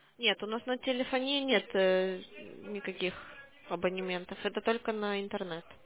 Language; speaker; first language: Russian; native; Russian